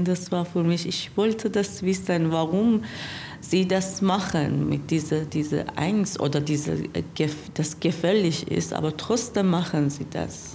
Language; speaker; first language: German; non-native, learner; Persian